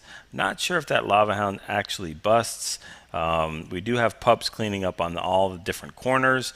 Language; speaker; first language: English; native; English